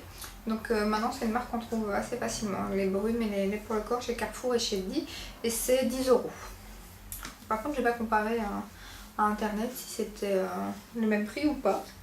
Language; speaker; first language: French; native; French